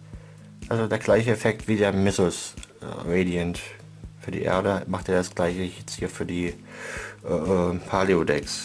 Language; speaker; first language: German; native; German